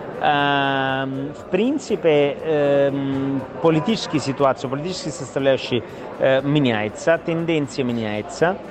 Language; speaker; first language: Russian; non-native, fluent; Italian